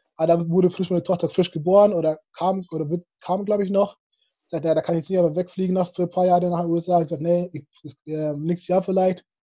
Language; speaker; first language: German; early bilingual, other home language; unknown